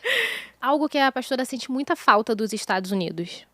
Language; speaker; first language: Portuguese; native; Portuguese